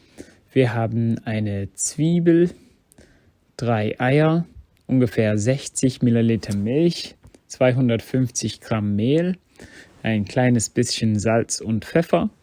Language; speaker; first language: German; non-native, fluent; English